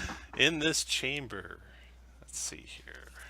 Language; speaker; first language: English; native; English